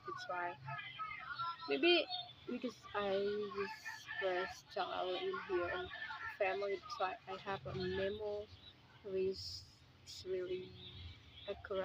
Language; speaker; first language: English; non-native, learner; Indonesian